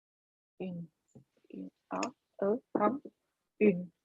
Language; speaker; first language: French; non-native, learner; Chinese